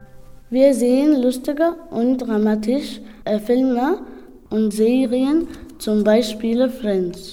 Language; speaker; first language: German; non-native, learner; Czech